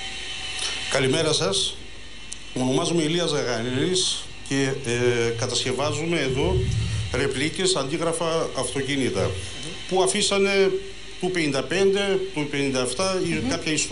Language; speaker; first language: Greek; native; Greek